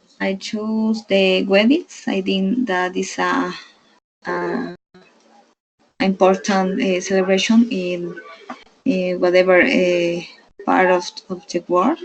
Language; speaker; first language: English; non-native, learner; Spanish